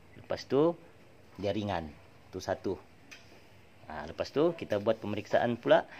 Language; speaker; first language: Malay; native; Malay